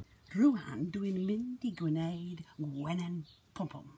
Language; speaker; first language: Welsh; non-native, learner; English